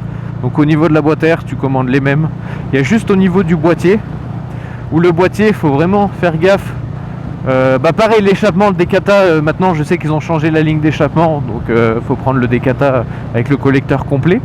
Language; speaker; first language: French; native; French